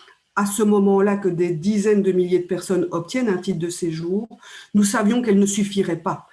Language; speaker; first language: French; native; French